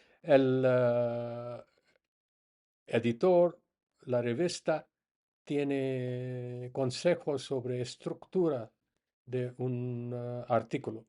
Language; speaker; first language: Spanish; non-native, fluent; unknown